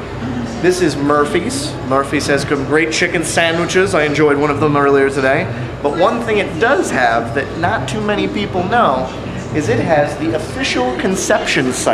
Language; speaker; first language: English; native; English